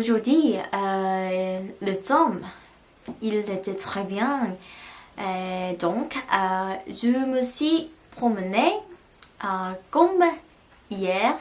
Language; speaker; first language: French; non-native, learner; Korean